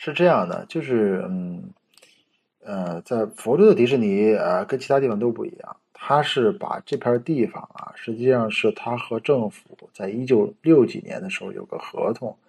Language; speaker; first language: Chinese; native; Chinese